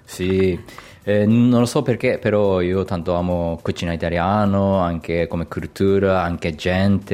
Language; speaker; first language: Italian; non-native, learner; Japanese